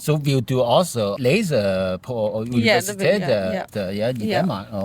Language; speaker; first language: Danish; non-native, learner; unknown